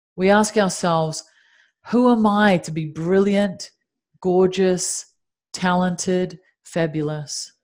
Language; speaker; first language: English; native; English